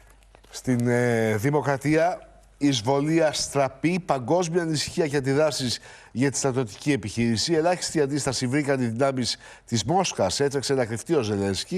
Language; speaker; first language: Greek; native; Greek